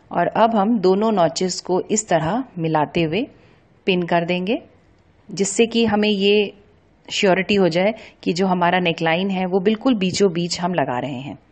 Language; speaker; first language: Hindi; native; Hindi